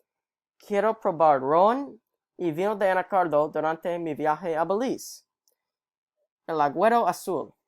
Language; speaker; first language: Spanish; non-native, learner; English